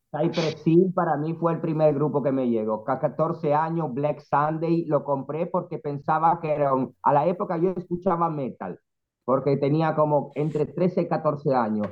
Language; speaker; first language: Spanish; non-native, fluent; Italian